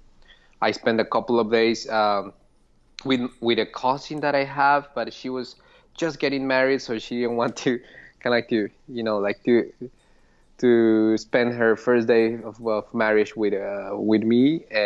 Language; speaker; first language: English; non-native, fluent; Spanish